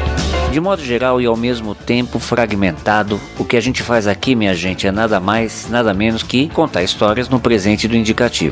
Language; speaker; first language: Portuguese; native; Portuguese